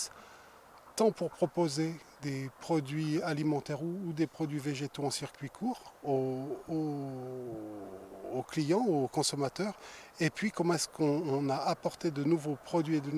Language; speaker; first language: French; native; French